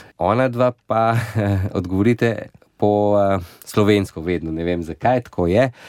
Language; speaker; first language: Slovenian; non-native, fluent; Portuguese